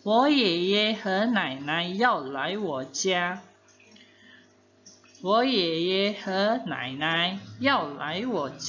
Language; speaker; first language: Chinese; non-native, fluent; Indonesian